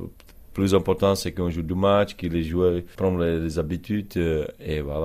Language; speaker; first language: French; non-native, learner; Czech